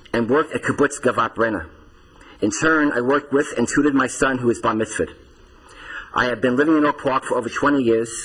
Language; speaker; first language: English; native; English